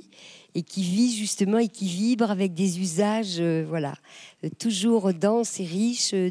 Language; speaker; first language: French; native; French